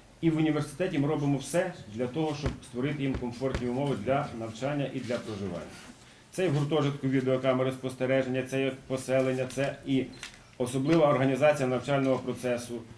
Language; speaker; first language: Ukrainian; native; Ukrainian